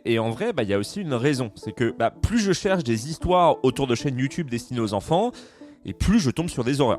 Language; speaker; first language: French; native; French